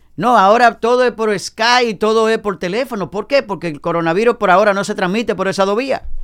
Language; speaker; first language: Spanish; native; Spanish